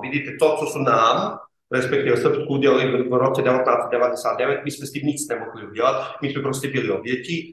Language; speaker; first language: Czech; non-native, fluent; Serbian